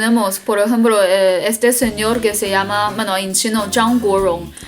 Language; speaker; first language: Spanish; non-native, fluent; Chinese